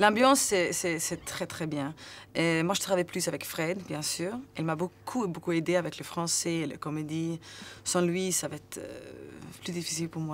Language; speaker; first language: French; non-native, learner; Swedish